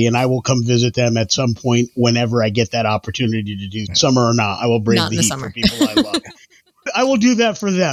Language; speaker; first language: English; native; English